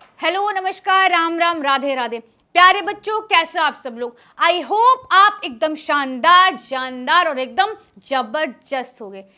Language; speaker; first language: Hindi; native; Hindi